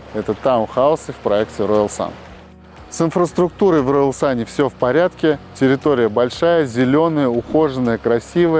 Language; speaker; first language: Russian; native; Russian